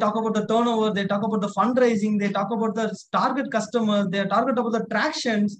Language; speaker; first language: English; non-native, local second language; Tamil